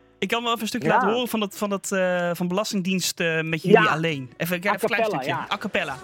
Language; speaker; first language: Dutch; native; Dutch